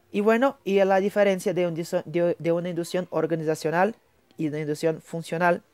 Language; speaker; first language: Spanish; non-native, fluent; Portuguese